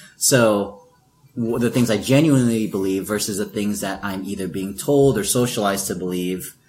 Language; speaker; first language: English; early bilingual, other home language; Filipino